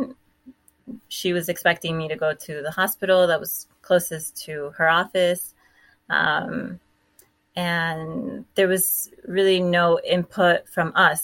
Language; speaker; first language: English; native; English